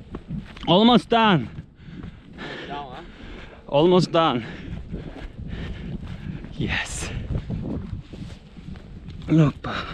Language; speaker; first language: English; non-native, learner; Turkish